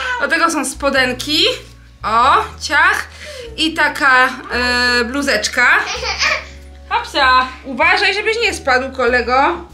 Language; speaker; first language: Polish; native; Polish